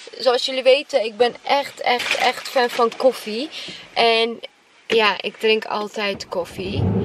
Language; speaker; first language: Dutch; non-native, fluent; Chechen